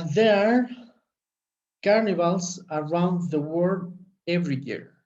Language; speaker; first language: English; non-native, fluent; Spanish